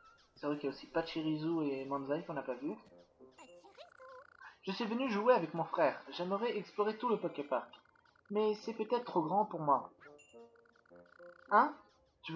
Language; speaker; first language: French; native; French